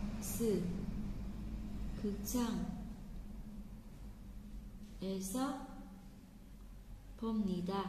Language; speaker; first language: Korean; non-native, fluent; Vietnamese